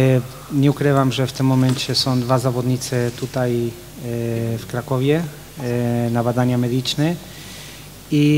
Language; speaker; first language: Polish; non-native, learner; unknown